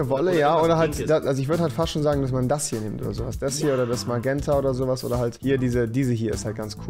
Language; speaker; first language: German; native; German